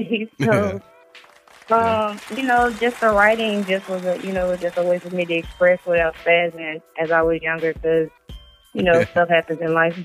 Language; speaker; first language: English; native; English